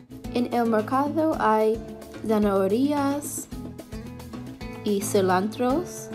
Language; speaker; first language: Spanish; non-native, learner; English